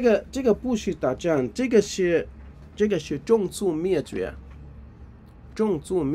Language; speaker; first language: Chinese; non-native, fluent; Arabic